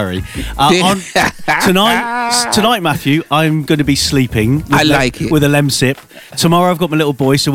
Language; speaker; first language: English; native; English